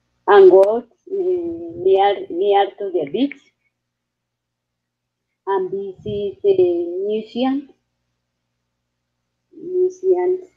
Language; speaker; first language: English; non-native, learner; Spanish